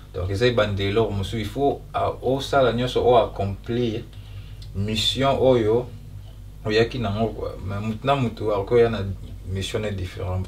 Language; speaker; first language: Lingala; early bilingual, heritage; Lingala